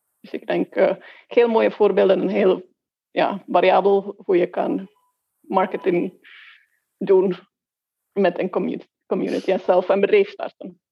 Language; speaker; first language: Dutch; non-native, fluent; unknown